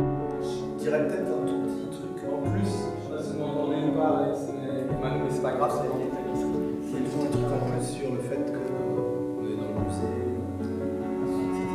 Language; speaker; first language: French; native; French